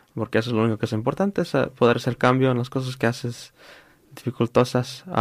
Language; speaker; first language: Spanish; early bilingual, heritage; Spanish